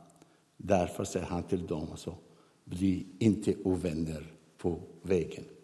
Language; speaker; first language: Swedish; non-native, fluent; Arabic